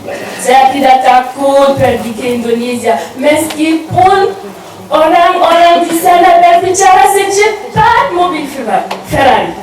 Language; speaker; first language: Indonesian; non-native, learner; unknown